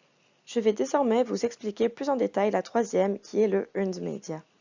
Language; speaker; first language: French; native; French